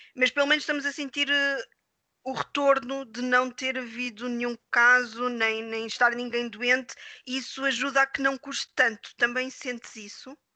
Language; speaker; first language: Portuguese; native; Portuguese